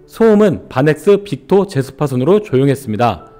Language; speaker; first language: Korean; native; Korean